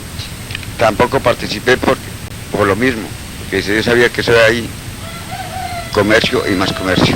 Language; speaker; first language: Spanish; native; Spanish